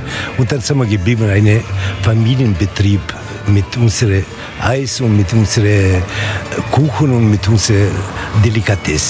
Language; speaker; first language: German; non-native, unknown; Italian